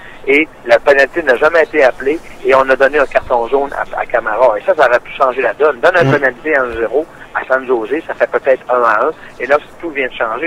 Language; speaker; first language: French; native; French